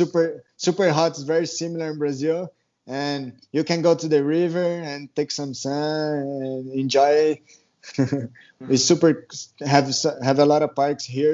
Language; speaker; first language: English; non-native, learner; Portuguese